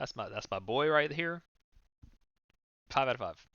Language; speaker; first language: English; native; English